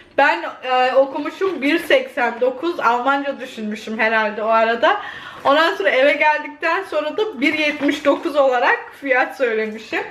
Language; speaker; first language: Turkish; early bilingual, other home language; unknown